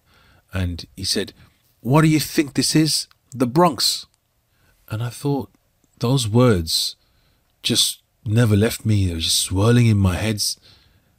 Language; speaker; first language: English; native; English